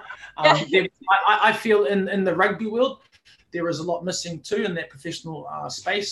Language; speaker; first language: English; native; English